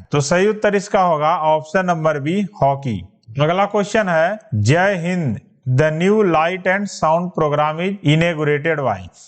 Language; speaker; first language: Hindi; native; Hindi